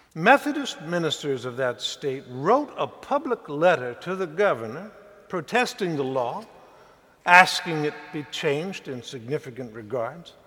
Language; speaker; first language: English; native; English